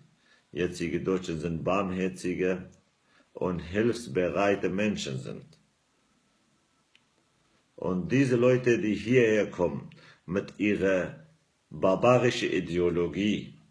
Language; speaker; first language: German; non-native, fluent; Kurdish